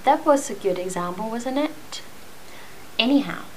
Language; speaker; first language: English; non-native, fluent; Thai